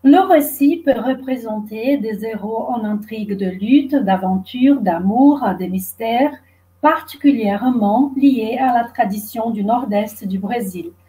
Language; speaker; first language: French; non-native, fluent; Portuguese